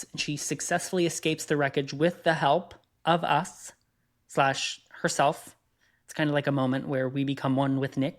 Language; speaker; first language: English; native; English